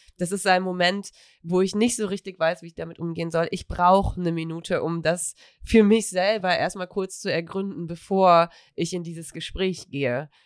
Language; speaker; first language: German; native; German